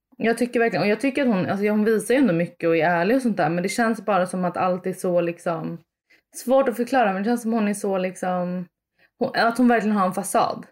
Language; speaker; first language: Swedish; early bilingual, other home language; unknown